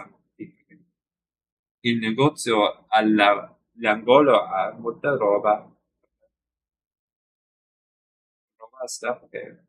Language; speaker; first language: Italian; non-native, learner; English